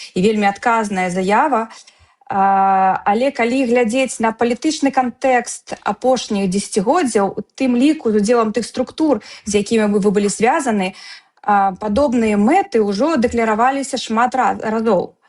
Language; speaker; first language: Belarusian; non-native, local second language; Russian